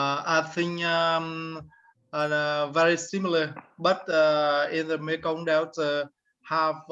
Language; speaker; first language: English; non-native, learner; Vietnamese